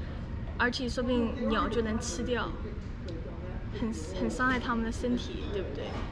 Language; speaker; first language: Chinese; early bilingual, other home language; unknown